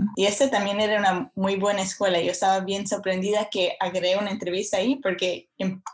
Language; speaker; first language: Spanish; early bilingual, heritage; Spanish